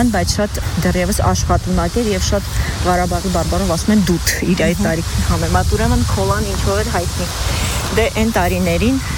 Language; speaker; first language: Armenian; native; Armenian